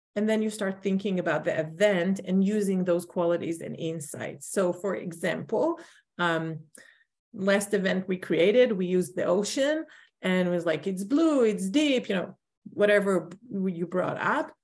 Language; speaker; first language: English; non-native, fluent; Hebrew